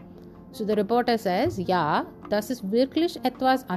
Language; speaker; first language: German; non-native, fluent; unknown